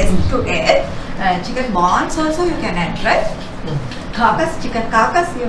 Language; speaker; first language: English; non-native, local second language; Sinhala